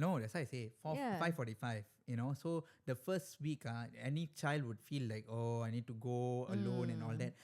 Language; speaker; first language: English; native; English